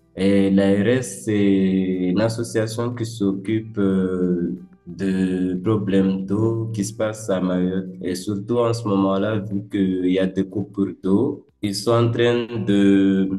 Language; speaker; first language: French; early bilingual, other home language; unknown